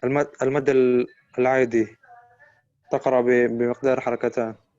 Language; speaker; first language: Arabic; non-native, learner; Indonesian